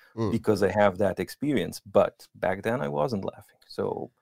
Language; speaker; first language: English; non-native, fluent; Serbian